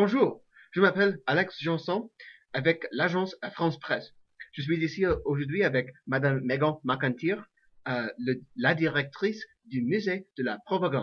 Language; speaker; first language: French; non-native, learner; English